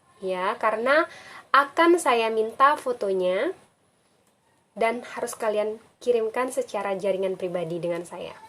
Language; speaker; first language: Indonesian; native; Indonesian